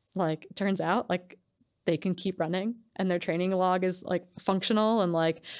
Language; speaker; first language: English; native; English